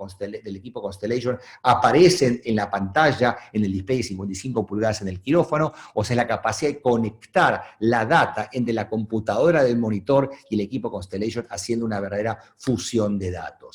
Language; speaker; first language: Spanish; native; Spanish